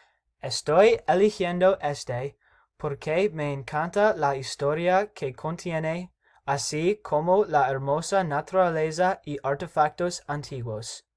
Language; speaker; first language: Spanish; non-native, learner; English